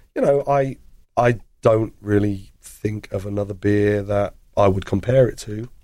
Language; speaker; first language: English; native; English